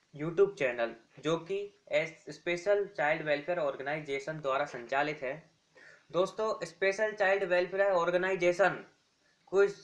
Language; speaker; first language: Hindi; native; Hindi